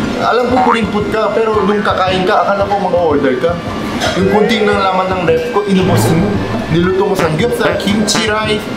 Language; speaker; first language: Filipino; non-native, fluent; Korean